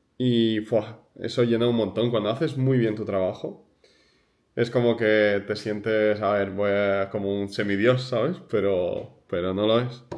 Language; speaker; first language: Spanish; early bilingual, other home language; Ukrainian